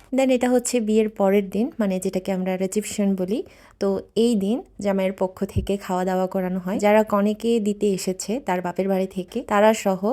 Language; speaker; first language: Bangla; non-native, local second language; Chakma